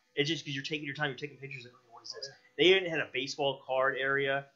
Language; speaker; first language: English; native; English